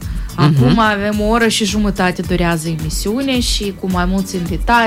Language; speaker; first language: Romanian; non-native, local second language; Russian